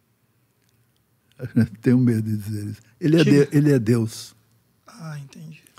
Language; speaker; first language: Portuguese; native; Portuguese